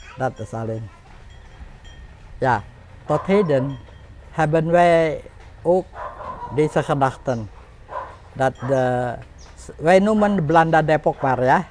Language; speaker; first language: Dutch; non-native, fluent; Indonesian